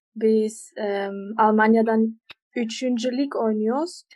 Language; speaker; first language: Turkish; early bilingual, heritage; Turkish